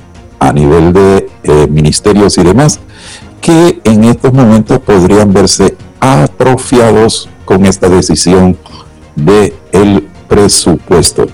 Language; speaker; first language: Spanish; native; Spanish